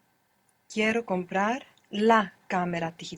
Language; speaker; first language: Spanish; non-native, learner; English